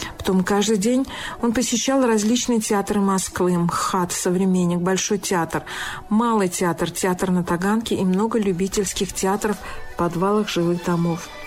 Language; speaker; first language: Russian; non-native, local second language; Tajik